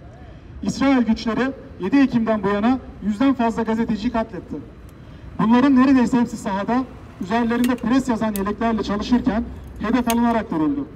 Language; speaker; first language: Turkish; native; Turkish